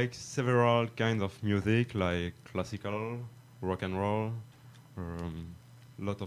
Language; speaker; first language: English; non-native, fluent; French